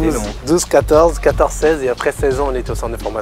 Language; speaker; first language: French; native; French